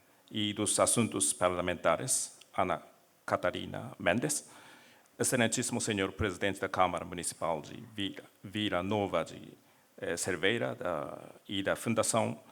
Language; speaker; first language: Portuguese; non-native, learner; Japanese